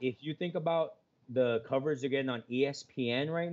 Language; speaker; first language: English; native; English